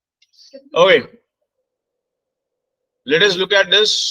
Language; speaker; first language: English; non-native, local second language; Hindi